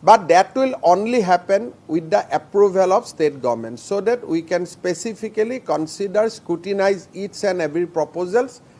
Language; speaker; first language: English; non-native, local second language; Assamese